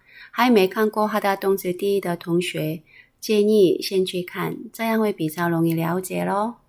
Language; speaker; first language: Chinese; non-native, fluent; Korean